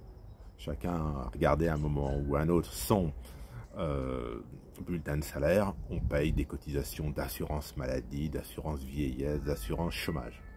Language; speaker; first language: French; native; French